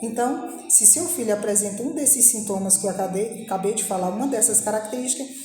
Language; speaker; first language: Portuguese; native; Portuguese